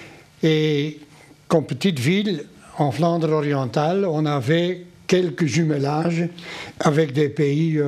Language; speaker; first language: French; non-native, local second language; Dutch